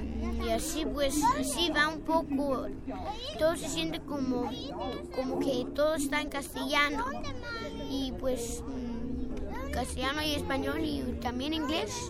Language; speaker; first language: Spanish; early bilingual, heritage; Spanish